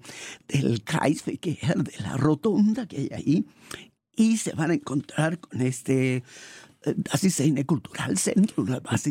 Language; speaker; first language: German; non-native, learner; Spanish